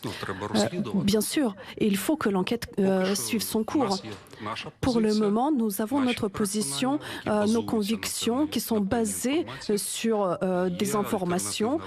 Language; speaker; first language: French; non-native, fluent; Ukrainian